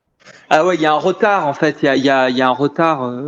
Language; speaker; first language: French; native; French